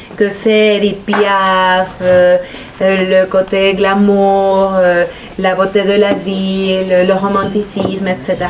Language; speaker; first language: French; non-native, fluent; Spanish